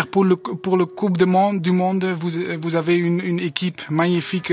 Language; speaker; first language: French; non-native, learner; Dutch